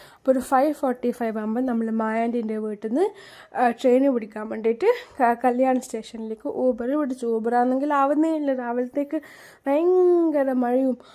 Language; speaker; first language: Malayalam; early bilingual, heritage; Malayalam